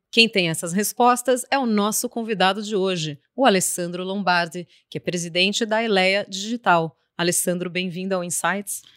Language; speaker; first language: Portuguese; native; Portuguese